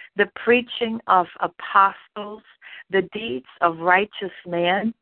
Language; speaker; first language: English; non-native, fluent; German